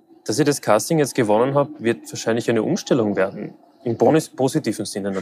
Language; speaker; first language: German; native; German